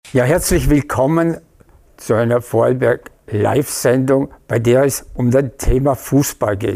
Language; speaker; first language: German; native; German